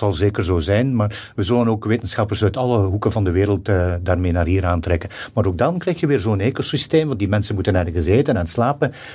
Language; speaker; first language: Dutch; native; Dutch